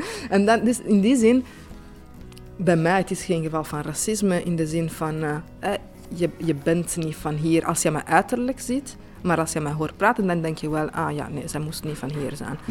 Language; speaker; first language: Dutch; non-native, fluent; Italian